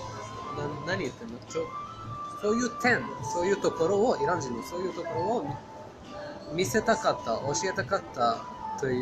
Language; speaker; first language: Japanese; non-native, fluent; Persian